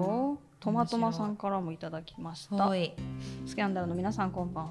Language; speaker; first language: Japanese; native; Japanese